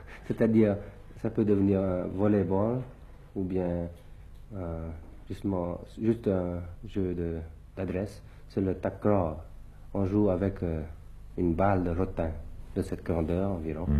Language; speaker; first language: French; early bilingual, other home language; Thai